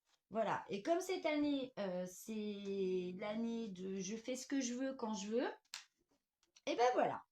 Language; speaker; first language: French; native; French